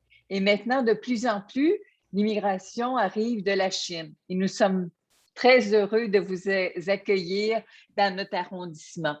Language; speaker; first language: French; native; French